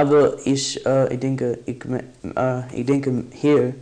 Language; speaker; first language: German; non-native, learner; English